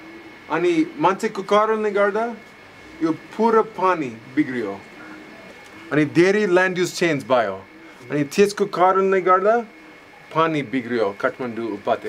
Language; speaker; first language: Nepali; non-native, learner; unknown